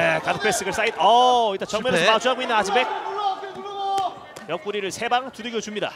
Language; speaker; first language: Korean; native; Korean